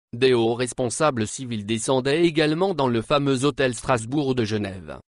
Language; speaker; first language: French; non-native, local second language; Arabic